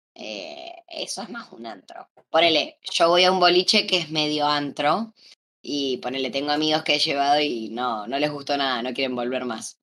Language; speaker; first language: Spanish; native; Spanish